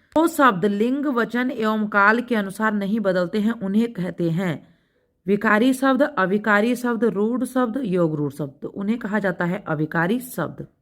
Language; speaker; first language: Hindi; native; Hindi